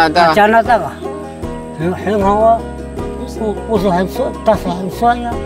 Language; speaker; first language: Chinese; non-native, local second language; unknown